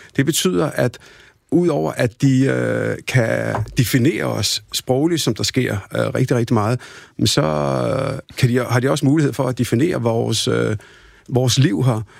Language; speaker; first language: Danish; early bilingual, other home language; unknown